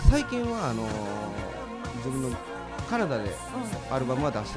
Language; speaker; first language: Japanese; native; Japanese